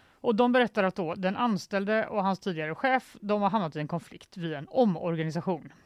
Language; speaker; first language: Swedish; native; Swedish